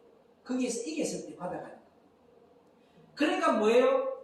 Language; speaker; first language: Korean; native; Korean